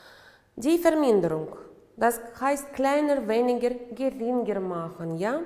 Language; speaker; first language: German; non-native, fluent; Uzbek